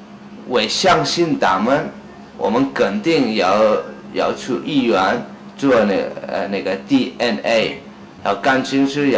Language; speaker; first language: Chinese; non-native, fluent; Spanish